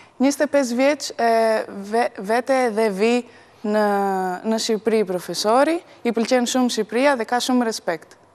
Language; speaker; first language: Albanian; early bilingual, heritage; Albanian